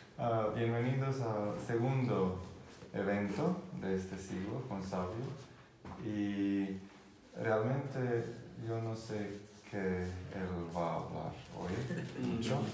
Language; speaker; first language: Spanish; non-native, fluent; Croatian